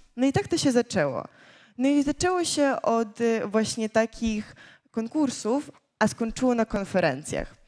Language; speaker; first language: Polish; early bilingual, other home language; Ukrainian